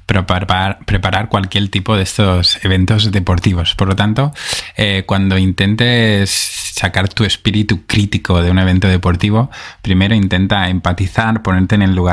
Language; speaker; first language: Spanish; native; Spanish